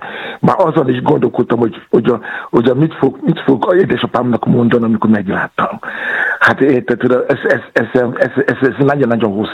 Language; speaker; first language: Hungarian; non-native, learner; Yoruba